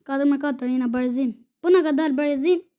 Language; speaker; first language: Albanian; native; Albanian